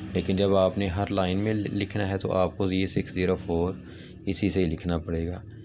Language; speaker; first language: Urdu; non-native, local second language; Punjabi